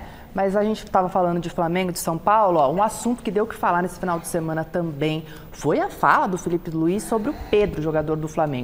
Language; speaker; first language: Portuguese; native; Portuguese